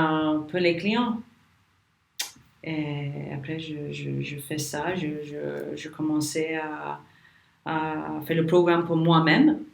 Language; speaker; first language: French; non-native, learner; English